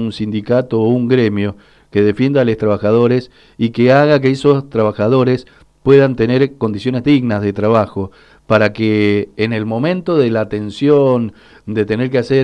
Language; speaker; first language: Spanish; native; Spanish